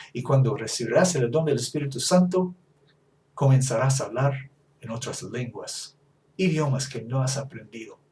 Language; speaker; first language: Spanish; non-native, fluent; English